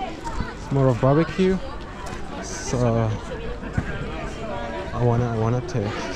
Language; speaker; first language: English; non-native, local second language; Swahili